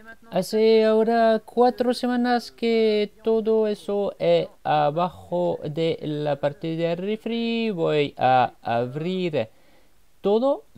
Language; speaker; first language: Spanish; non-native, fluent; French